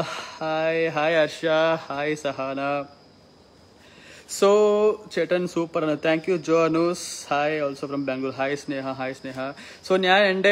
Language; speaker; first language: Malayalam; early bilingual, heritage; Malayalam